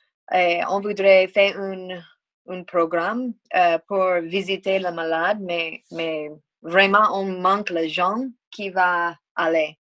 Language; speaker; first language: French; non-native, learner; English